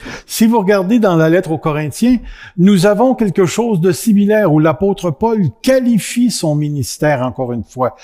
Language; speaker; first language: French; native; French